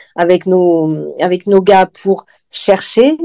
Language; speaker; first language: French; native; French